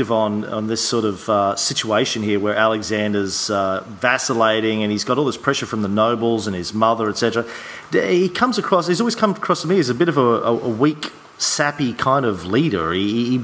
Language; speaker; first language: English; native; English